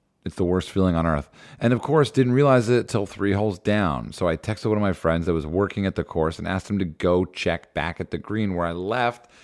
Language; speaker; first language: English; native; English